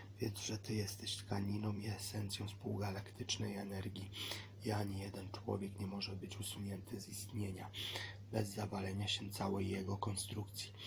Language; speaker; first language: Polish; native; Polish